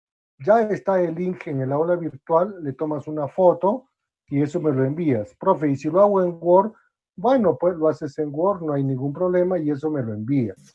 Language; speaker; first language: Spanish; native; Spanish